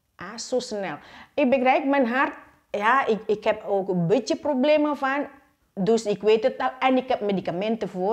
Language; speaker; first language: Dutch; non-native, learner; Indonesian